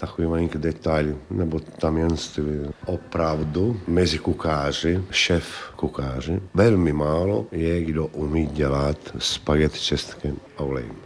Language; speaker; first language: Czech; non-native, learner; Italian